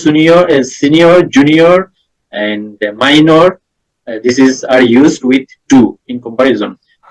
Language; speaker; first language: English; non-native, learner; Bangla